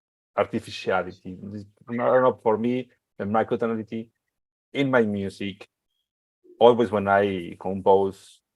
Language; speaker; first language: English; non-native, learner; Spanish